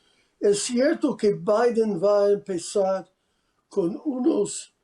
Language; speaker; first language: Spanish; non-native, fluent; English